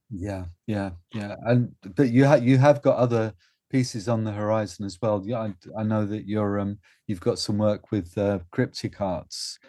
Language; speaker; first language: English; native; English